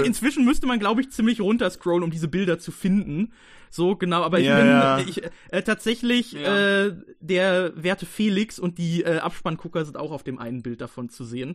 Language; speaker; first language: German; native; German